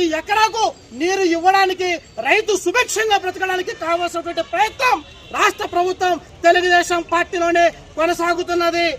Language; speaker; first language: Telugu; native; Telugu